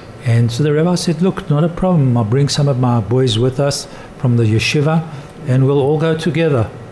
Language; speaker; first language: English; native; English